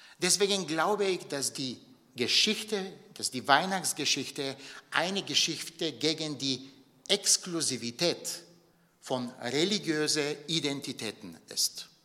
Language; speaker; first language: German; non-native, fluent; Bulgarian